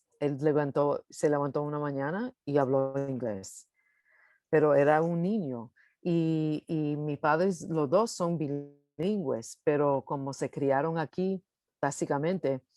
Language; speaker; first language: Spanish; early bilingual, heritage; English